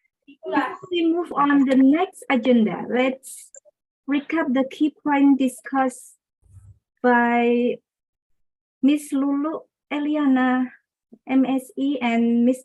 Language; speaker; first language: English; non-native, local second language; Indonesian